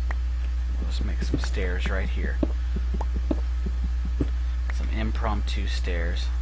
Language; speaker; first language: English; native; English